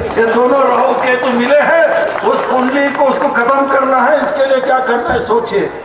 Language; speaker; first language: Hindi; non-native, local second language; Kannada